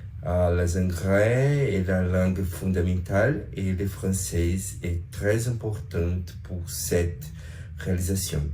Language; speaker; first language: French; non-native, learner; Portuguese